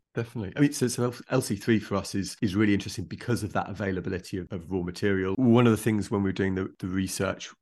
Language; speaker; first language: English; native; English